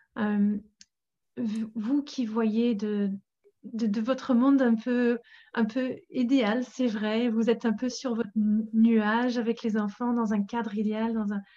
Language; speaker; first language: French; non-native, fluent; English